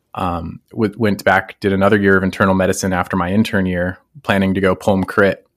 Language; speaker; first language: English; native; English